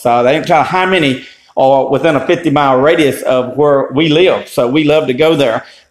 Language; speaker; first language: English; native; English